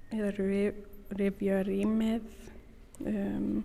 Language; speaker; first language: Icelandic; non-native, learner; English